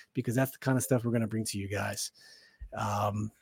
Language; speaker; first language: English; early bilingual, other home language; Chinese